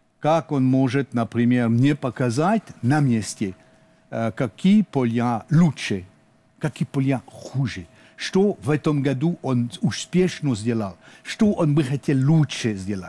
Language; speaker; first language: Russian; non-native, learner; French